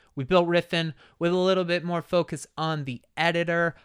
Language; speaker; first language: English; native; English